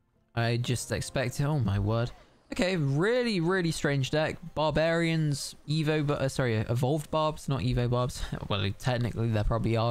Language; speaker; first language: English; native; English